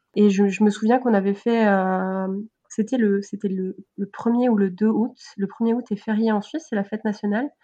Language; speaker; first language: French; native; French